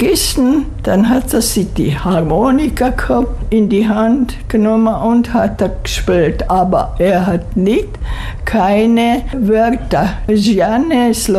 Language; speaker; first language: Slovak; non-native, local second language; German